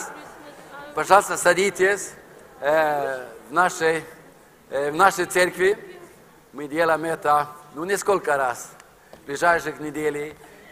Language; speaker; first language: Russian; non-native, fluent; Norwegian